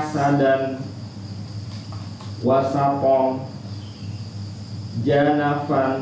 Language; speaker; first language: Arabic; non-native, learner; Indonesian